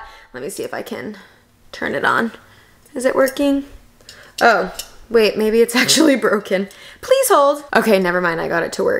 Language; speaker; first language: English; native; English